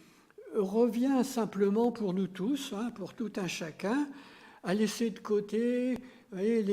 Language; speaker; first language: French; native; French